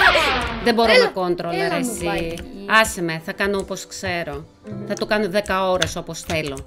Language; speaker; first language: Greek; native; Greek